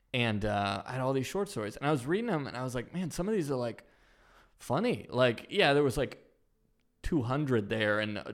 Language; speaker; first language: English; native; English